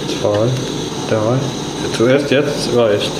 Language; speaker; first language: German; non-native, learner; Arabic